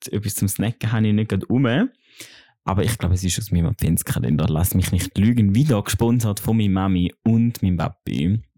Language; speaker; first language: German; native; German